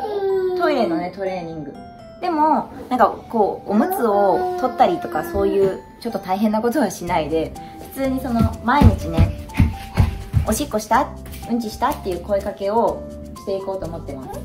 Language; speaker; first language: Japanese; native; Japanese